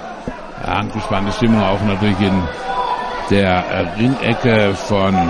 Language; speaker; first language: German; native; German